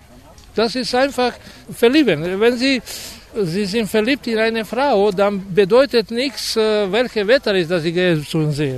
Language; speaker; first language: German; non-native, fluent; Croatian